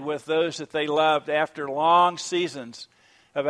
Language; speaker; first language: English; native; English